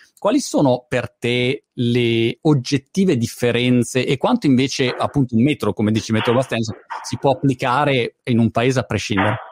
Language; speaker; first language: Italian; native; Italian